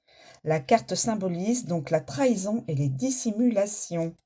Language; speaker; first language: French; native; French